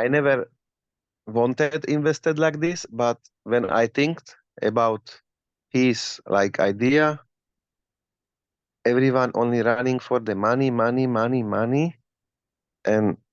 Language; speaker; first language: English; non-native, learner; Slovak